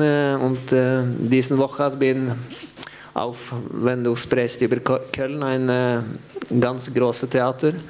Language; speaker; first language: German; non-native, fluent; Norwegian